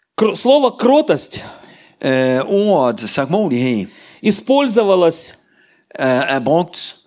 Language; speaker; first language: Danish; non-native, learner; Russian